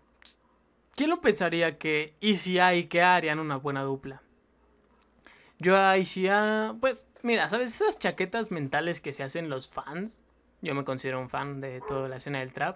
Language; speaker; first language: Spanish; native; Spanish